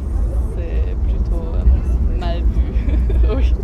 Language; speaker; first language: French; non-native, fluent; German